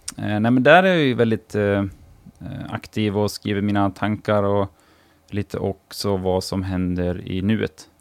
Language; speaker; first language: Swedish; native; Swedish